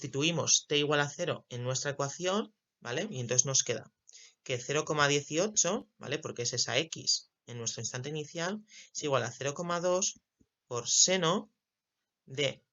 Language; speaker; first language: Spanish; native; Spanish